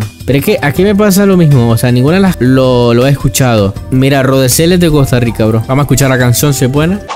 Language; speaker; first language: Spanish; native; Spanish